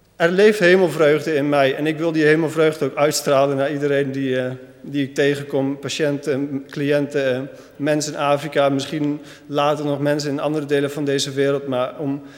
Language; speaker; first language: Dutch; native; Dutch